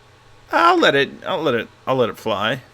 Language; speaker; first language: English; native; English